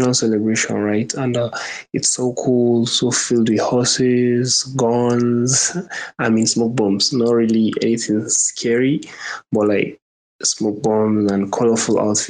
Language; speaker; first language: English; non-native, local second language; Hausa